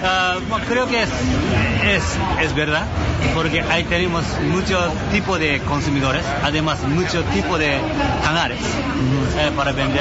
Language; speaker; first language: Spanish; non-native, learner; Japanese